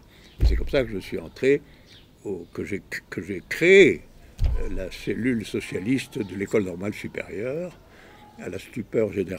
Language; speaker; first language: French; native; French